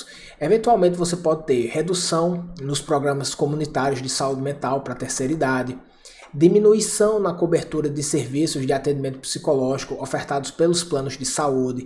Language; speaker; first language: Portuguese; native; Portuguese